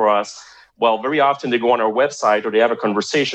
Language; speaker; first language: English; non-native, fluent; French